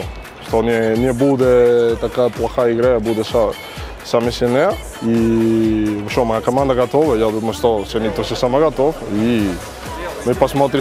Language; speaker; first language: Russian; non-native, learner; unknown